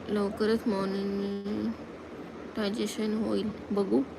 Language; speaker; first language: Hindi; non-native, local second language; Marathi